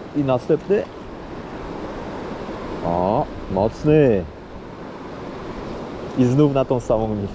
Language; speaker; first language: Polish; native; Polish